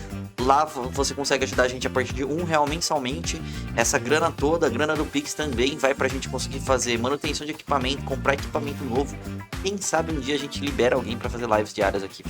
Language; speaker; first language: Portuguese; native; Portuguese